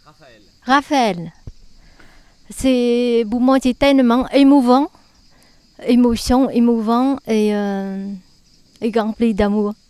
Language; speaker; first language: French; non-native, learner; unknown